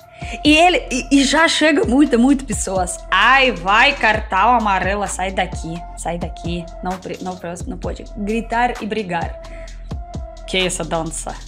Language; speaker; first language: Portuguese; non-native, learner; Russian